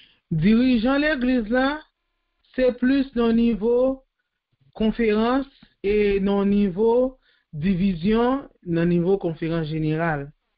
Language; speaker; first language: French; native; French